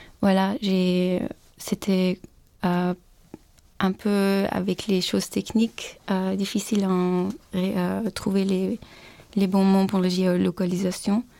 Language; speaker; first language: French; non-native, fluent; Turkish